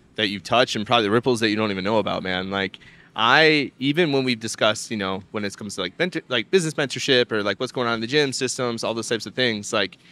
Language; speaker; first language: English; native; English